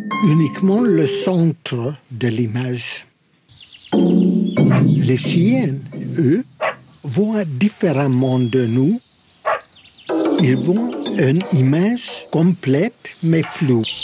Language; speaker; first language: French; non-native, fluent; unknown